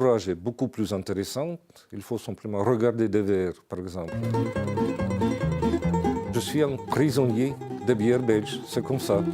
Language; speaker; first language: French; non-native, fluent; Russian